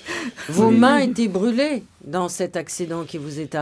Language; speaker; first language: French; native; French